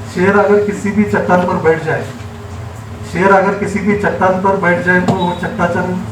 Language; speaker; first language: Hindi; non-native, local second language; Marathi